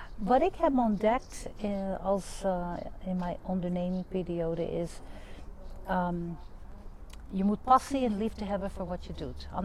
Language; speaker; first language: Dutch; non-native, fluent; English